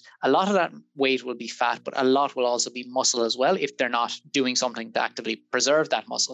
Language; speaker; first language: English; native; English